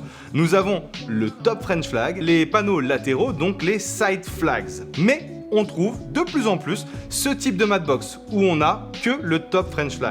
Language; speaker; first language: French; native; French